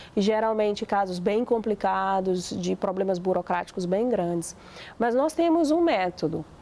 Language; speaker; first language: Portuguese; native; Portuguese